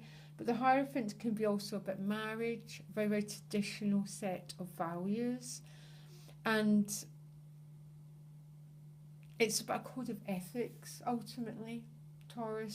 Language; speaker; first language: English; native; English